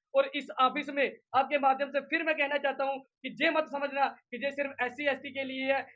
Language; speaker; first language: Hindi; non-native, local second language; Dogri